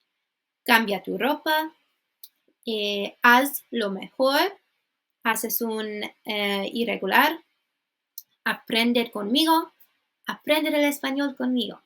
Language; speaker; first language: Spanish; non-native, fluent; English